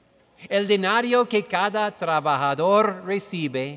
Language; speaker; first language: Spanish; non-native, fluent; English